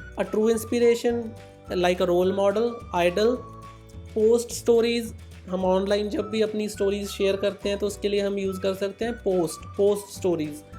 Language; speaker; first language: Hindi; non-native, local second language; Punjabi